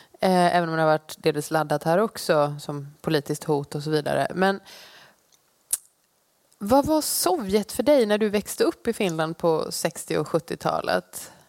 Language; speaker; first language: Swedish; native; Swedish